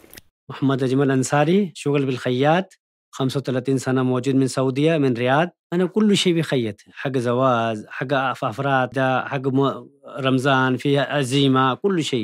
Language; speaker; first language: Arabic; non-native, learner; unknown